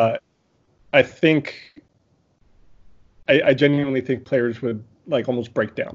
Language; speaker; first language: English; native; English